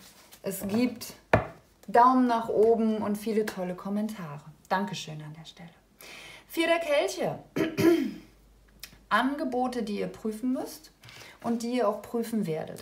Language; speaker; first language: German; native; German